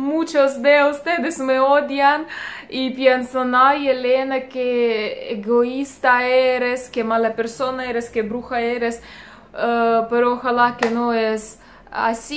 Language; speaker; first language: Spanish; non-native, learner; Russian